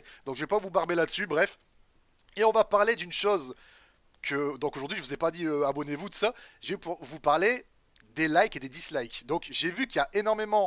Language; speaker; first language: French; native; French